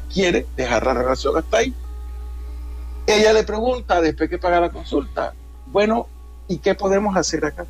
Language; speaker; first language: Spanish; native; Spanish